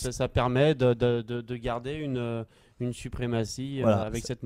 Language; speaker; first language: French; native; French